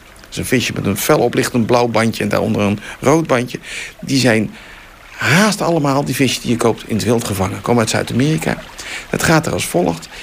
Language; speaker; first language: Dutch; native; Dutch